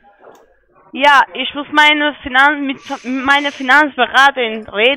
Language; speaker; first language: German; non-native, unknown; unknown